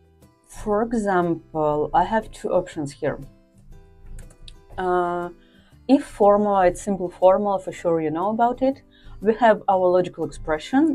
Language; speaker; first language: English; non-native, fluent; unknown